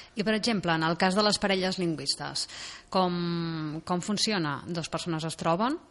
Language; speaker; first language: Catalan; native; Catalan